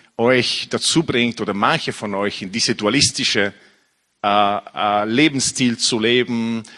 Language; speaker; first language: German; non-native, fluent; Italian